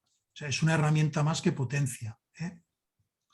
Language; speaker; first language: Spanish; native; Spanish